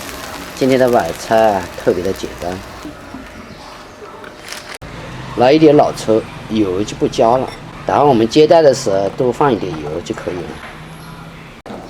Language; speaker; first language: Chinese; native; Chinese